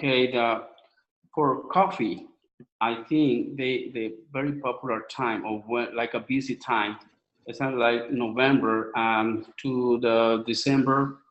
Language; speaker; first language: English; non-native, learner; Spanish